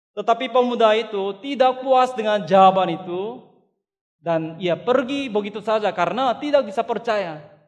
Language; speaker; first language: Indonesian; non-native, fluent; Korean